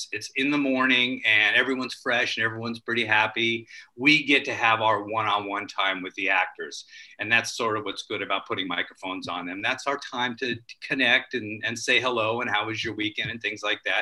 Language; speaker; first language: English; native; English